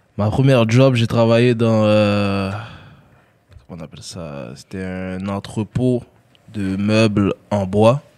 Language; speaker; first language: French; early bilingual, other home language; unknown